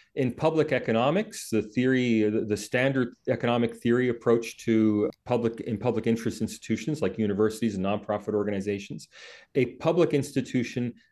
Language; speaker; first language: English; native; English